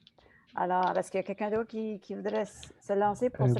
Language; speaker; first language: French; native; French